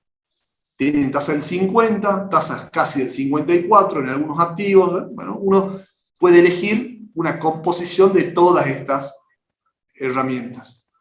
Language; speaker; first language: Spanish; native; Spanish